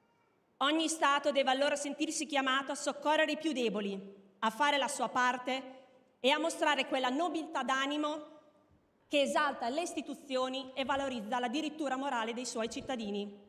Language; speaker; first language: Italian; native; Italian